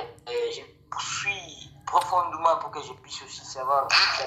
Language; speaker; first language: French; non-native, local second language; Rundi